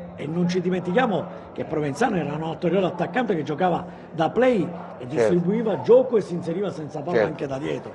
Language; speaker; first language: Italian; native; Italian